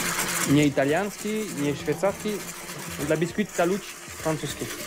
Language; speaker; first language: Russian; non-native, learner; French